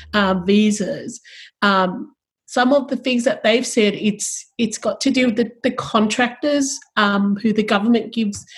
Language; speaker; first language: English; early bilingual, other home language; Tongan